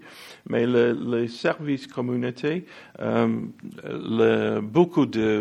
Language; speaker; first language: French; non-native, learner; English